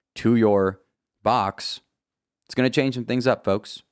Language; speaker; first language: English; native; English